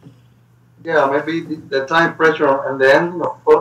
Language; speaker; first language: English; non-native, learner; Spanish